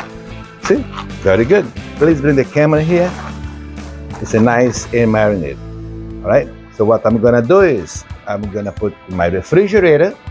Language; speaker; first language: English; non-native, fluent; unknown